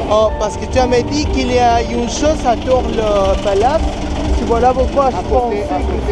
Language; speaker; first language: French; non-native, learner; Spanish